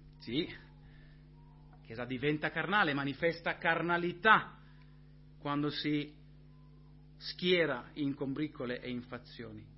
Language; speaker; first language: Italian; non-native, fluent; English